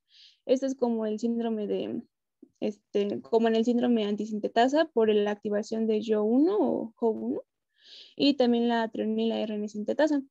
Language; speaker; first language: Spanish; native; Spanish